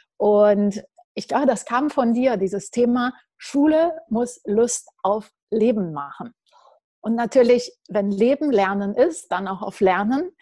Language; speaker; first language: German; non-native, fluent; Romanian